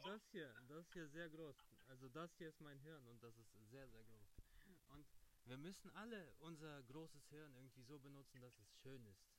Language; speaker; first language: German; early bilingual, other home language; Russian